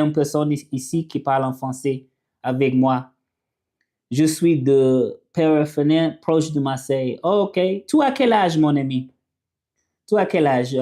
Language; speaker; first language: French; non-native, learner; English